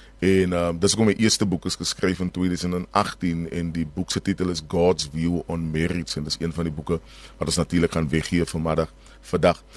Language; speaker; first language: Afrikaans; native; Afrikaans